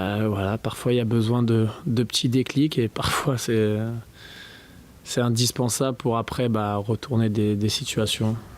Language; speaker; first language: French; native; French